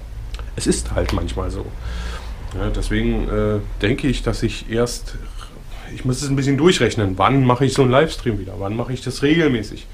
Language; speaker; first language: German; native; German